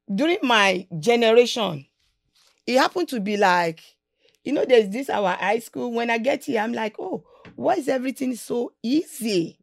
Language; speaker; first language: English; non-native, local second language; Yoruba